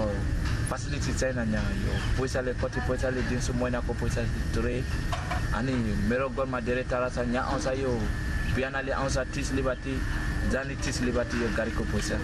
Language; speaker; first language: Nepali; non-native, learner; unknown